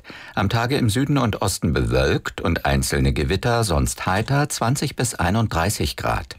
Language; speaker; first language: German; native; German